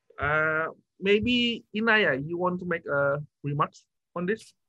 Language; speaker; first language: English; non-native, fluent; Indonesian